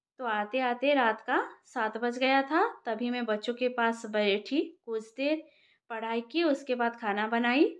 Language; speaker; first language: Hindi; non-native, local second language; Bangla